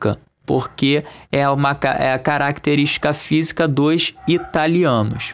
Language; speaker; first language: Portuguese; native; Portuguese